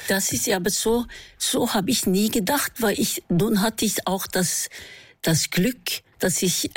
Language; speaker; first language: German; non-native, fluent; Norwegian